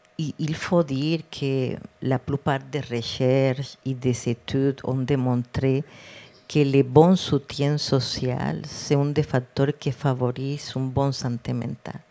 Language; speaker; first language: French; non-native, fluent; Spanish